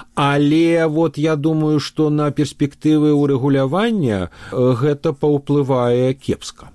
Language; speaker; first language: Belarusian; non-native, local second language; Russian